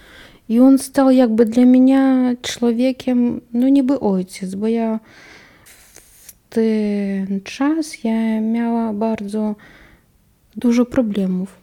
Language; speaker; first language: Polish; non-native, learner; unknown